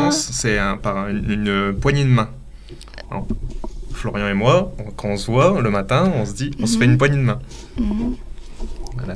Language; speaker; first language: French; native; French